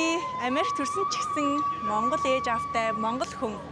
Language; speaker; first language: Mongolian; early bilingual, heritage; Mongolian